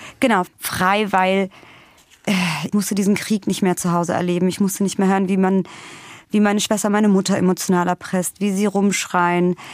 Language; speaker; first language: German; early bilingual, other home language; Russian